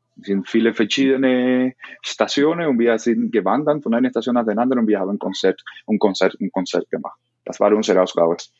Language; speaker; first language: German; non-native, learner; Spanish